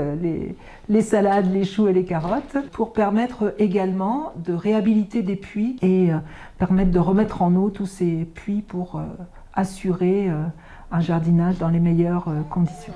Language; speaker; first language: French; native; French